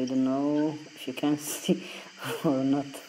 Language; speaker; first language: English; non-native, learner; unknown